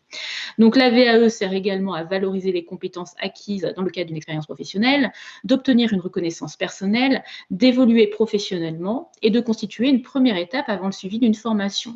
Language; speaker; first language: French; native; French